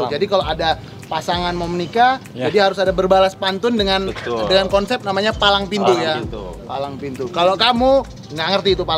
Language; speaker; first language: Indonesian; native; Indonesian